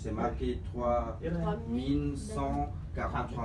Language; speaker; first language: French; non-native, fluent; Vietnamese